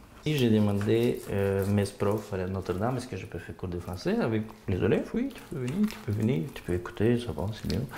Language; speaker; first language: French; non-native, learner; Gagauz